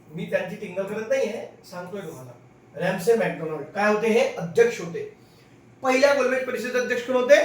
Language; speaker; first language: Marathi; non-native, local second language; Hindi